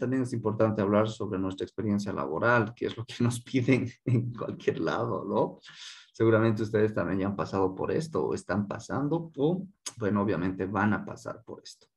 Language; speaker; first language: Spanish; native; Spanish